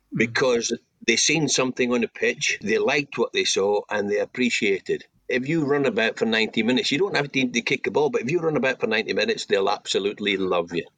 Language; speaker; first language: English; native; English